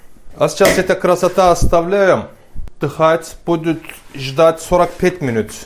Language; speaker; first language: Russian; non-native, learner; Turkish